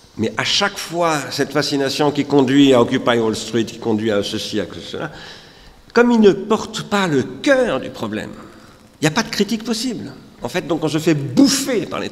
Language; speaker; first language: French; native; French